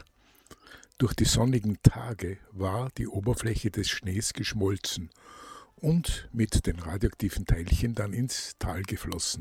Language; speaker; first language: German; native; German